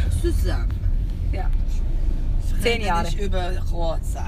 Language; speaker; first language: German; non-native, fluent; Portuguese